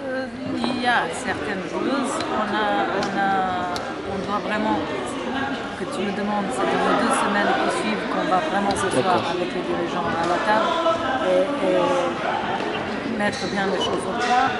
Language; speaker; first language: French; non-native, fluent; Serbian